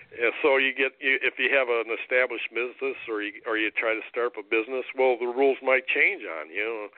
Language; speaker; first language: English; native; English